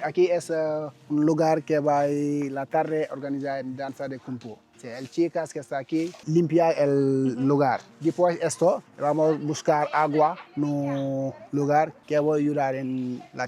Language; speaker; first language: Spanish; non-native, learner; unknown